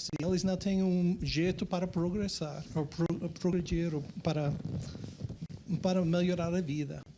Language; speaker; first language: Portuguese; non-native, fluent; English